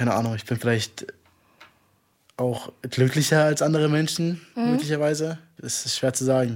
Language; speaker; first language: German; native; German